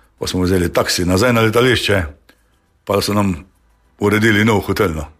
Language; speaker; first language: Slovenian; native; Slovenian